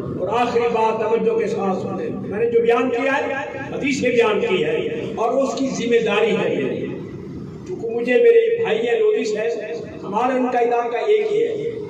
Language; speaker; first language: Urdu; non-native, local second language; Punjabi